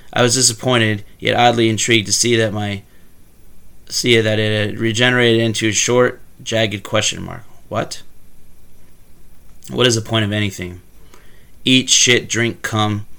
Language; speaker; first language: English; native; English